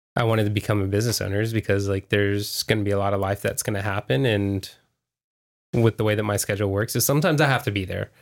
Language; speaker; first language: English; native; English